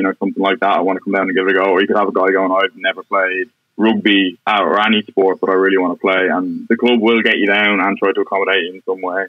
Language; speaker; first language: English; native; English